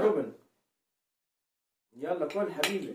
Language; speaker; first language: Arabic; native; Arabic